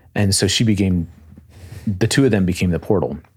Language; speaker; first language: English; native; English